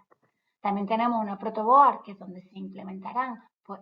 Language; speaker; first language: Spanish; native; Spanish